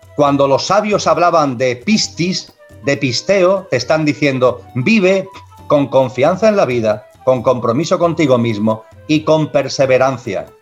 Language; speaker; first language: Spanish; native; Spanish